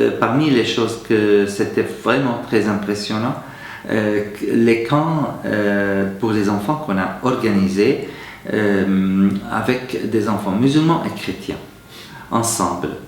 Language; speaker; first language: French; non-native, fluent; Arabic